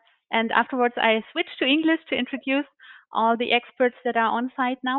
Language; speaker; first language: English; non-native, fluent; German